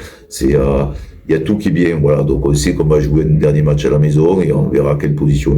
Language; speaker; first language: French; native; French